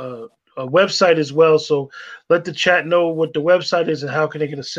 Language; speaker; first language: English; native; English